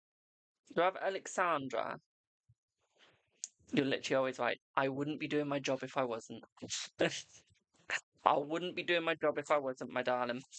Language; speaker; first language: English; native; English